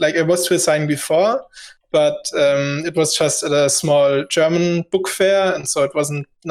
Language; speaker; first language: English; non-native, fluent; German